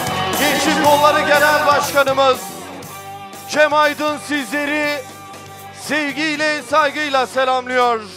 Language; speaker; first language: Turkish; native; Turkish